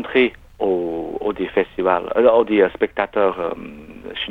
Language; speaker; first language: French; non-native, learner; Chinese